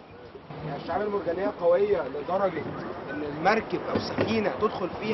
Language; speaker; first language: Arabic; native; Arabic